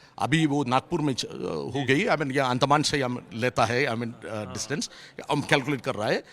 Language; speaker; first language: Hindi; non-native, local second language; Malayalam